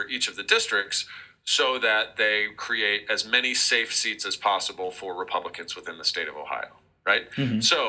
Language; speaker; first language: English; native; English